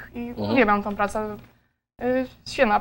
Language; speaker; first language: Polish; early bilingual, heritage; Polish